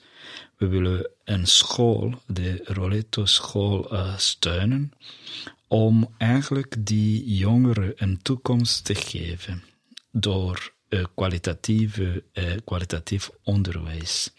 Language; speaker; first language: Dutch; non-native, fluent; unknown